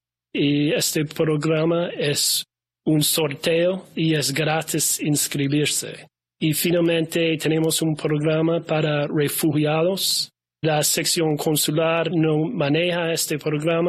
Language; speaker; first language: Spanish; non-native, fluent; English